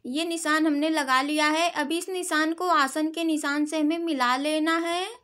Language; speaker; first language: Hindi; native; Hindi